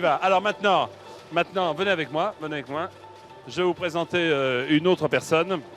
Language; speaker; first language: French; native; French